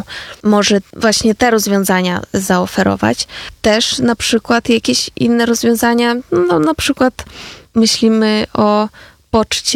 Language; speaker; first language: Polish; non-native, fluent; Ukrainian